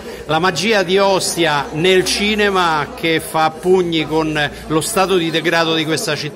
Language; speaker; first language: Italian; native; Italian